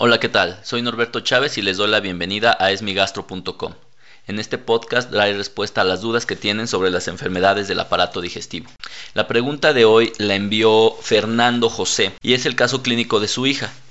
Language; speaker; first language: Spanish; native; Spanish